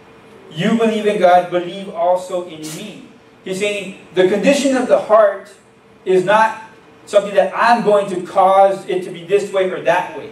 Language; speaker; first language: English; native; English